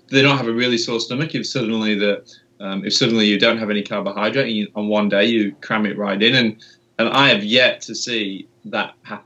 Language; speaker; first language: English; native; English